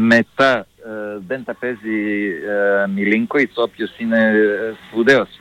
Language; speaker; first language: Greek; non-native, fluent; Serbian